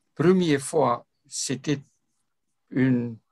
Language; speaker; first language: French; non-native, fluent; Romanian